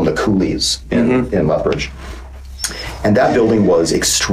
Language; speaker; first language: English; native; English